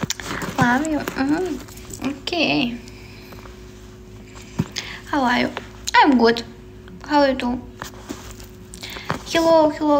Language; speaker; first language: English; non-native, learner; Ukrainian